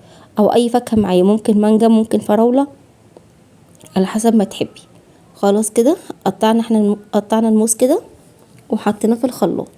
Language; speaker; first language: Arabic; native; Arabic